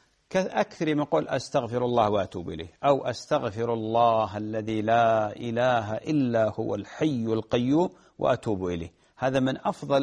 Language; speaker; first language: Arabic; native; Arabic